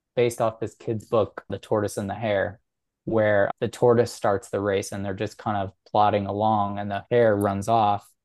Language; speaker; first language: English; native; English